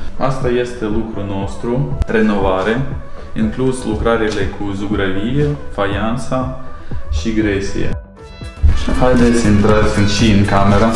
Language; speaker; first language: Romanian; non-native, learner; Ukrainian